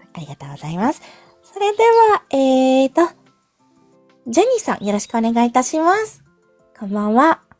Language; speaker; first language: Japanese; non-native, fluent; Filipino